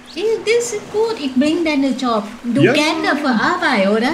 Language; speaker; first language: German; non-native, learner; Thai